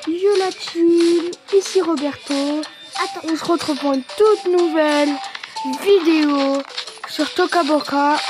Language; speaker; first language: French; native; French